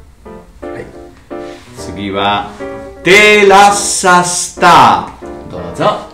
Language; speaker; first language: Japanese; non-native, fluent; Italian